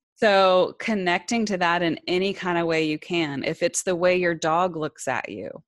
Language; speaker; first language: English; native; English